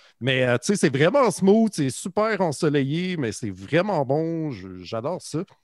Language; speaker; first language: French; native; French